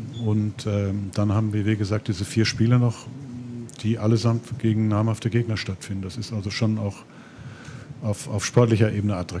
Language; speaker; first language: German; native; German